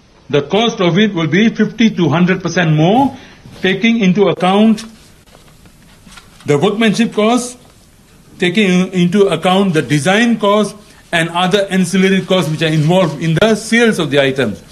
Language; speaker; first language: English; non-native, local second language; Malay